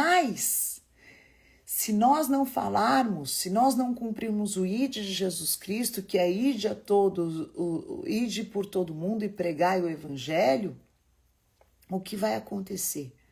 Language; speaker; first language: Portuguese; native; Portuguese